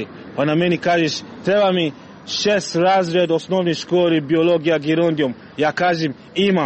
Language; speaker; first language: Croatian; non-native, learner; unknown